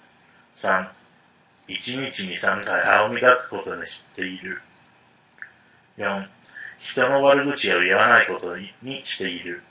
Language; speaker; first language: Japanese; non-native, fluent; English